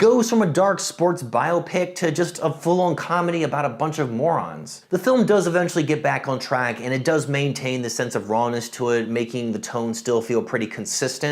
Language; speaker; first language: English; native; English